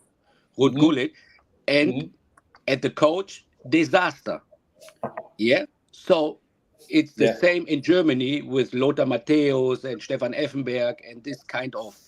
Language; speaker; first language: English; non-native, learner; German